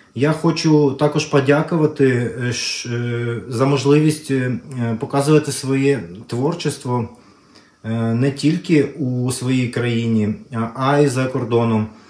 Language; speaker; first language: Ukrainian; non-native, local second language; Russian